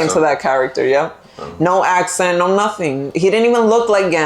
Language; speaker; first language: English; native; English